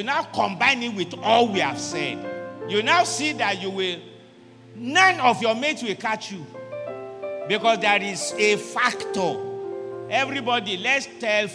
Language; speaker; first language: English; non-native, local second language; Yoruba